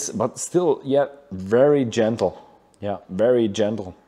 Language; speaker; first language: English; non-native, fluent; German